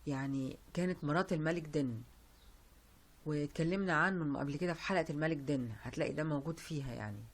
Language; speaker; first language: Arabic; native; Arabic